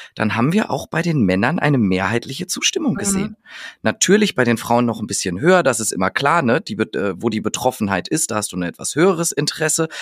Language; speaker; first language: German; native; German